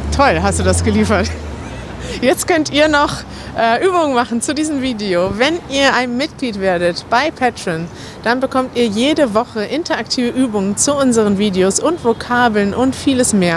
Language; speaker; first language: German; native; German